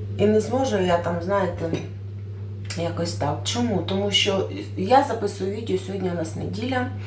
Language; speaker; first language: Ukrainian; non-native, local second language; Russian